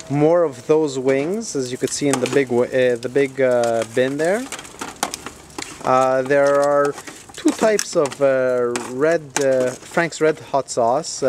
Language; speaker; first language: English; native; English